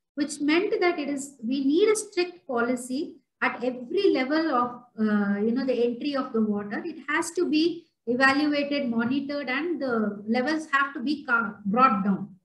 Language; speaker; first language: English; non-native, local second language; Tamil